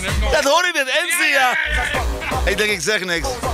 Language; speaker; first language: Dutch; native; Dutch